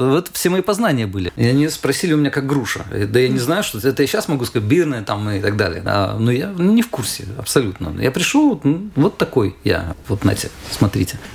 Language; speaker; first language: Russian; native; Russian